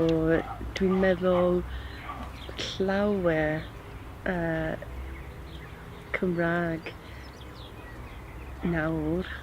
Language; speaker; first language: Welsh; non-native, learner; English